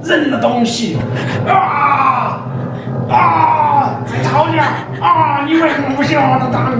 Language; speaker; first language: Chinese; non-native, fluent; Danish